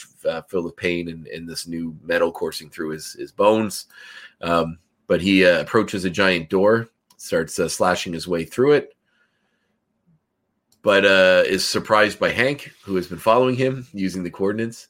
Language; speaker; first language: English; native; English